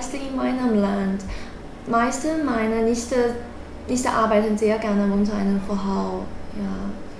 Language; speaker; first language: German; non-native, learner; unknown